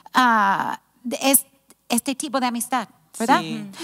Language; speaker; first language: Spanish; non-native, fluent; English